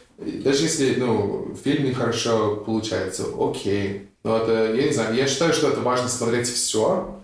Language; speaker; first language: Russian; non-native, fluent; English